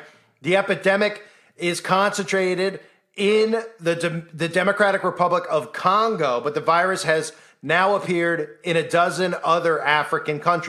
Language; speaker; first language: English; native; English